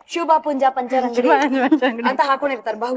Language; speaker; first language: Kannada; native; Kannada